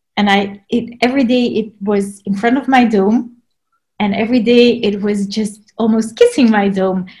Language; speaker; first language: English; non-native, fluent; Dutch